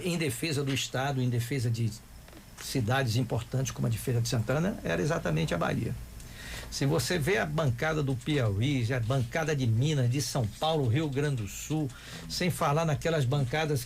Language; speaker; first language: Portuguese; native; Portuguese